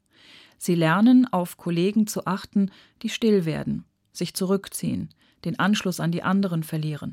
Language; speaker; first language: German; native; German